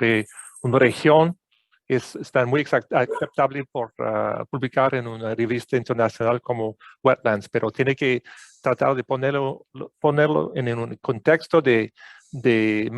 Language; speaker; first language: Spanish; non-native, fluent; English